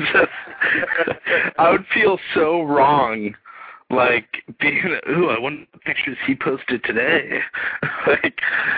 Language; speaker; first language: English; native; English